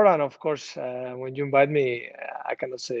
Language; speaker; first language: English; non-native, learner; Spanish